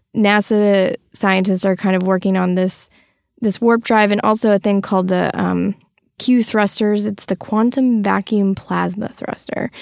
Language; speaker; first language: English; native; English